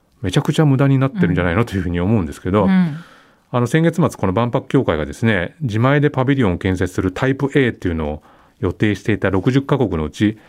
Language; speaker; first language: Japanese; native; Japanese